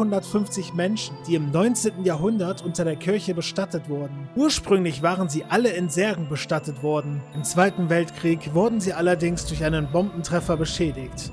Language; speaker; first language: German; native; German